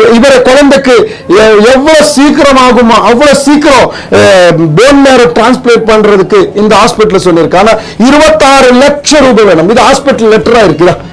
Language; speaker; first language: Tamil; non-native, local second language; Urdu